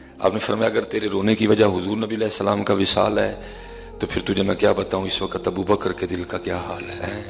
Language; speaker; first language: Urdu; non-native, local second language; Punjabi